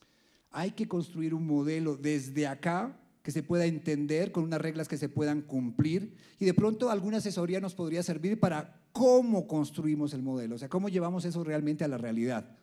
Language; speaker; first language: Spanish; native; Spanish